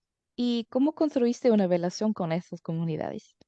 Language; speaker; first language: Spanish; early bilingual, heritage; English